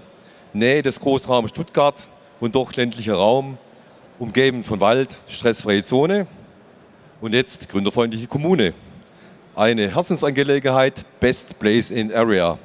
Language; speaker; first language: German; native; German